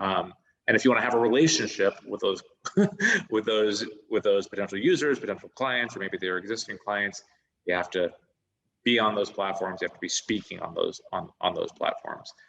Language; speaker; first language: English; native; English